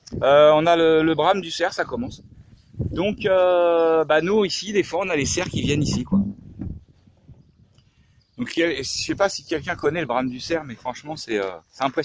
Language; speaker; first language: French; native; French